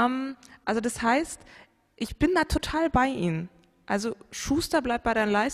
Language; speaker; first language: German; native; German